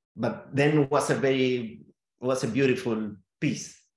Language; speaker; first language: English; non-native, fluent; Spanish